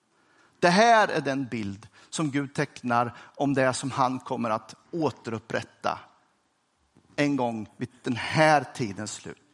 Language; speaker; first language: Swedish; native; Swedish